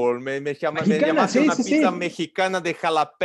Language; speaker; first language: Spanish; non-native, learner; Portuguese